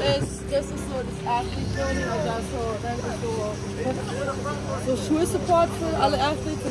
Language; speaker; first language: German; native; German